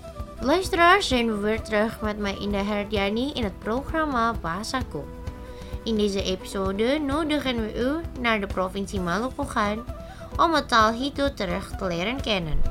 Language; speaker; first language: Dutch; non-native, learner; Indonesian